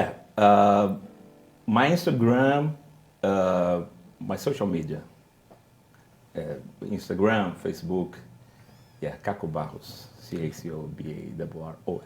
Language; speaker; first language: English; non-native, fluent; Portuguese